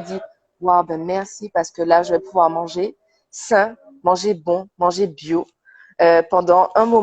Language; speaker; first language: French; native; French